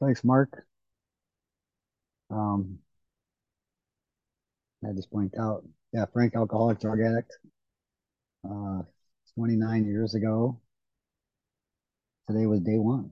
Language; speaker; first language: English; native; English